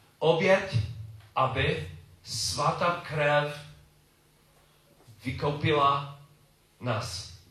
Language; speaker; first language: Czech; non-native, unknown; English